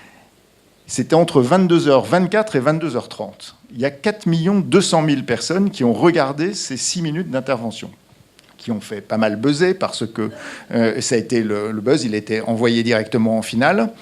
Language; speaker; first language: French; native; French